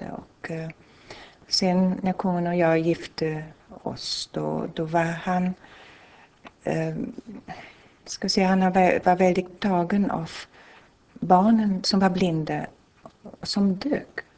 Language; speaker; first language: Swedish; non-native, fluent; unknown